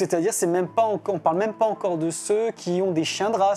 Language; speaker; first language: French; native; French